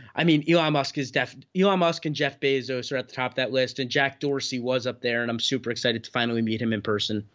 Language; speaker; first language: English; native; English